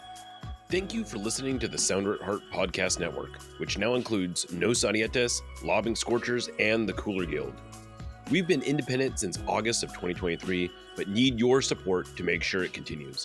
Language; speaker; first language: English; native; English